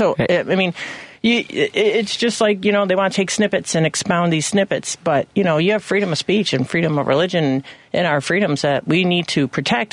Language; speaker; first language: English; native; English